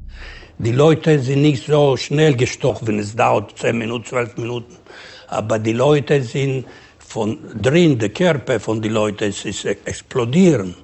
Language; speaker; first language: German; non-native, learner; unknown